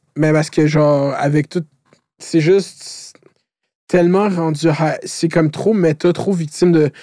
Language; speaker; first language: French; native; French